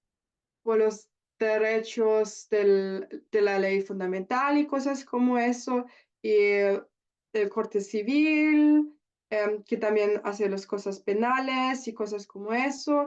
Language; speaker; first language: Spanish; non-native, learner; German